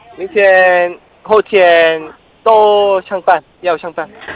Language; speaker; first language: Chinese; non-native, learner; Korean